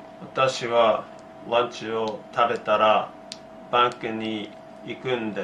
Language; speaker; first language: Japanese; non-native, learner; English